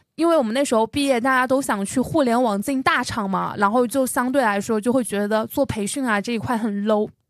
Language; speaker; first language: Chinese; native; Chinese